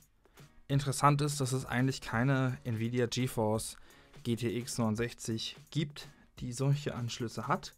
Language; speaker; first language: German; native; German